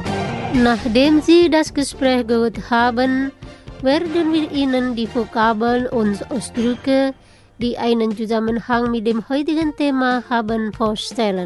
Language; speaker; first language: German; non-native, fluent; Indonesian